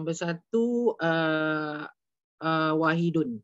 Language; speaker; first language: Arabic; non-native, learner; Malay